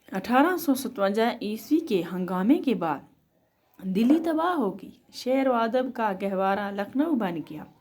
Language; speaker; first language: Urdu; non-native, local second language; Kashmiri